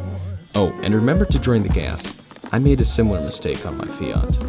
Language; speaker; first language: English; native; English